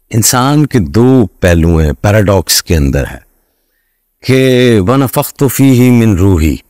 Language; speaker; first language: Urdu; non-native, local second language; Punjabi